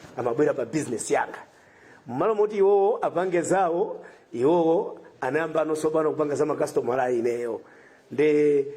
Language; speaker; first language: Nyanja; non-native, local second language; Tumbuka